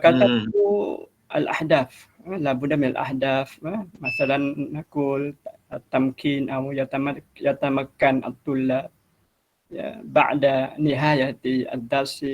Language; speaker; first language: Arabic; non-native, fluent; Malay